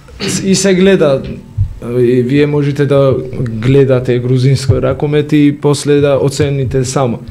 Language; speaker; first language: Macedonian; non-native, learner; Georgian